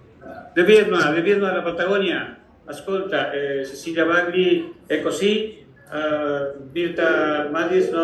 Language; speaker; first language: Italian; early bilingual, heritage; Spanish